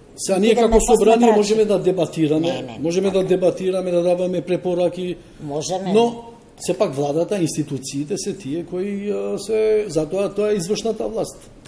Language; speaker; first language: Macedonian; non-native, local second language; Albanian